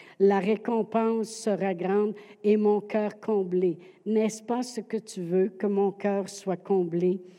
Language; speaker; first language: French; native; French